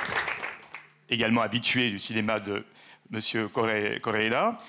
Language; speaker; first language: French; native; French